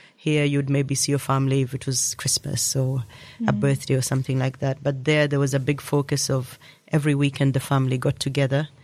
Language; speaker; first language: English; native; English